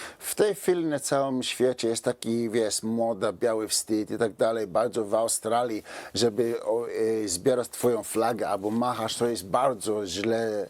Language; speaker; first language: Polish; non-native, fluent; English